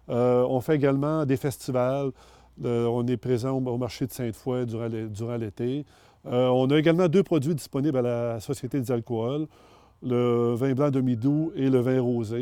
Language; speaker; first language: French; native; French